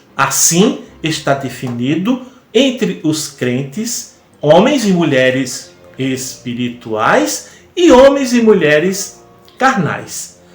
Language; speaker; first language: Portuguese; native; Portuguese